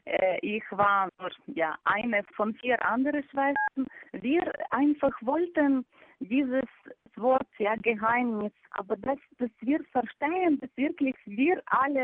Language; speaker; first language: German; non-native, fluent; Ukrainian